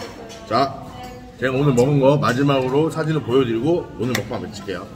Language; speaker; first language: Korean; native; Korean